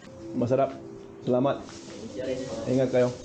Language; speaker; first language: Filipino; non-native, fluent; English